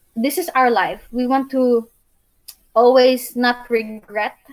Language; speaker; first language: English; non-native, local second language; Cebuano